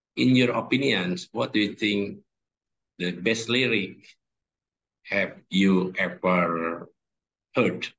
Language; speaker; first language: English; non-native, fluent; Indonesian